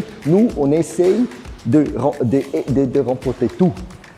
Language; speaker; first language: French; non-native, fluent; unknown